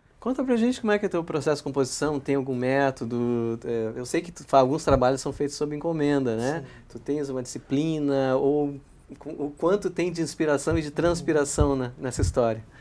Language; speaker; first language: Portuguese; native; Portuguese